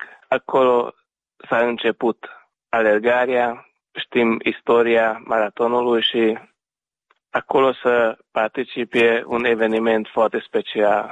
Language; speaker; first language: Romanian; non-native, local second language; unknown